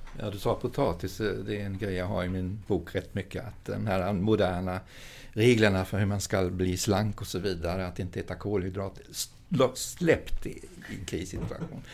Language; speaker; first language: Swedish; early bilingual, other home language; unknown